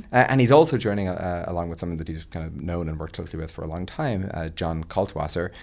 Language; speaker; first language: English; native; English